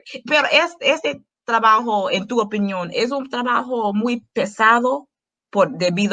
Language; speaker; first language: Spanish; non-native, learner; English